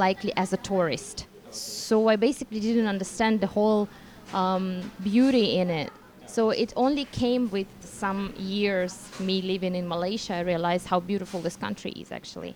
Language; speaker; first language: English; non-native, fluent; Russian